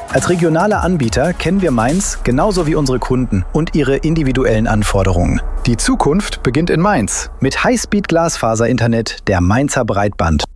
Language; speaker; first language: German; native; German